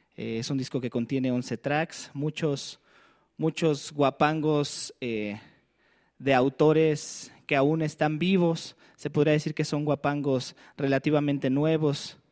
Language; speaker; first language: Spanish; non-native, local second language; Nahuatl languages